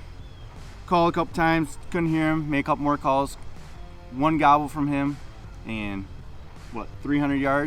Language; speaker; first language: English; native; English